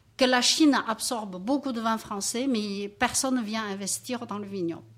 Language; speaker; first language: French; non-native, fluent; Chinese